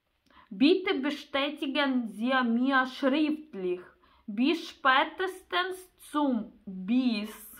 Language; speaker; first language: German; non-native, learner; Russian